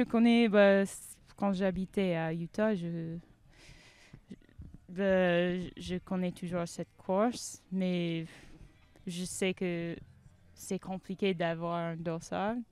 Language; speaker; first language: French; non-native, fluent; English